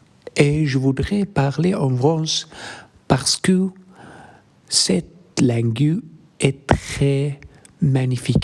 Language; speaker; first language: French; non-native, learner; Arabic